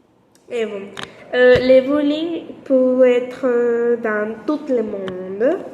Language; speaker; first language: French; non-native, learner; Spanish